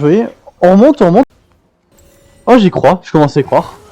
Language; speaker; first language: French; native; French